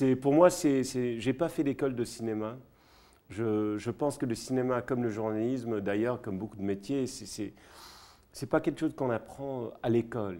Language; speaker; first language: French; early bilingual, other home language; English